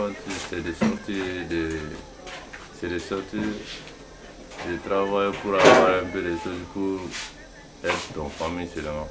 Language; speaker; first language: French; non-native, local second language; Bambara